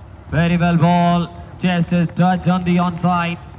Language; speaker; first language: English; non-native, local second language; Malayalam